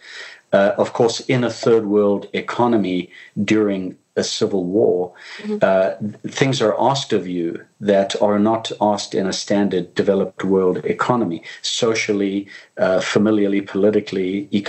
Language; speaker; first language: English; native; English